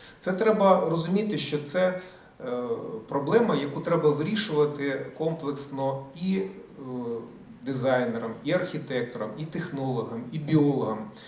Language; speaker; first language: Ukrainian; early bilingual, other home language; Russian